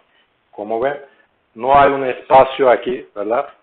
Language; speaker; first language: Spanish; non-native, learner; Turkish